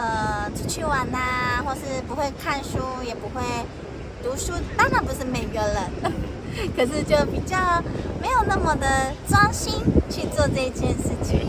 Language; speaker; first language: Chinese; early bilingual, heritage; Japanese